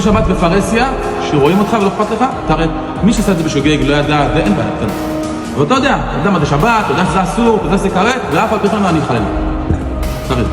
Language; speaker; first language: Hebrew; native; Hebrew